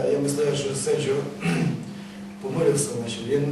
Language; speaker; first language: Polish; non-native, learner; Ukrainian